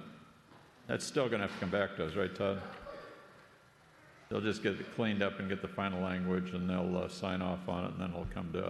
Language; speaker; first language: English; native; English